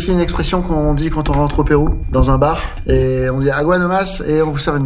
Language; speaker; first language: French; native; French